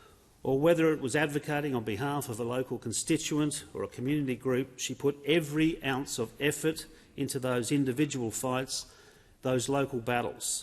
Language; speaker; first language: English; native; English